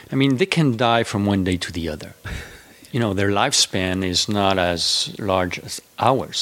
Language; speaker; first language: English; non-native, fluent; French